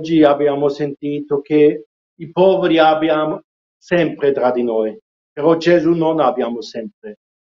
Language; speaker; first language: Italian; non-native, fluent; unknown